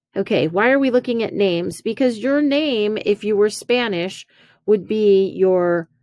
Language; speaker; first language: English; native; English